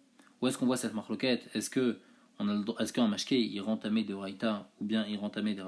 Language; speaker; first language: French; native; French